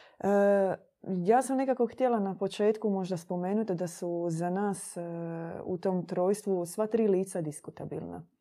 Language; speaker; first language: Croatian; native; Croatian